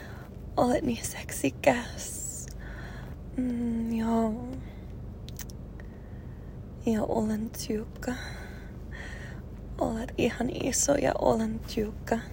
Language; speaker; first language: Finnish; non-native, learner; English